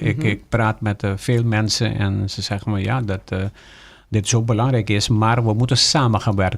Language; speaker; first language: Dutch; non-native, local second language; Papiamento